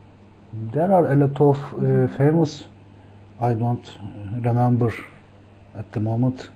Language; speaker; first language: English; non-native, learner; Turkish